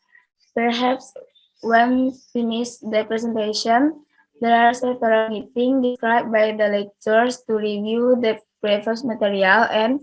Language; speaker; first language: English; non-native, learner; Indonesian